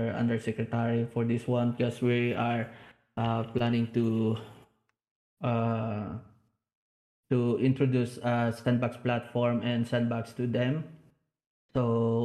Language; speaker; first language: English; non-native, local second language; Hiligaynon